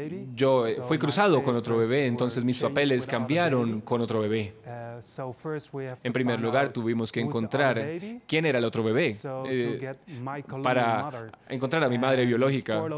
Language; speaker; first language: Spanish; non-native, fluent; Dutch